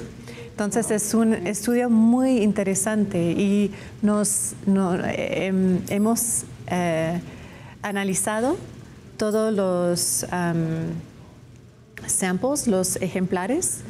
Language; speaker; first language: Spanish; non-native, fluent; English